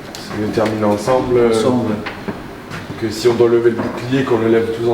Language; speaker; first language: French; native; French